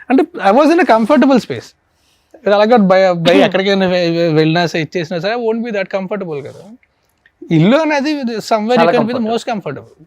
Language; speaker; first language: Telugu; native; Telugu